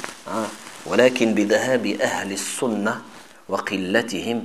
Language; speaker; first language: Arabic; non-native, fluent; French